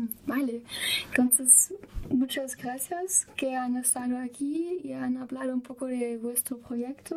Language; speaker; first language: Spanish; non-native, fluent; German